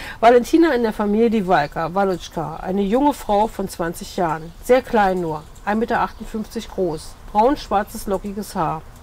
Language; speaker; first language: German; native; German